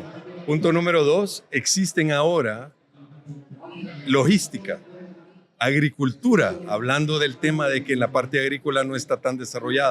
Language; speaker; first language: Spanish; native; Spanish